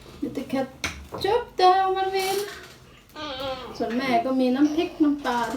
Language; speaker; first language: Swedish; non-native, learner; Thai